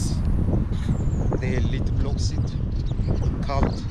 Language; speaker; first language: Swedish; early bilingual, other home language; Russian